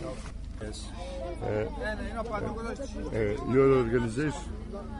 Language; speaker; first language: English; non-native, learner; Serbian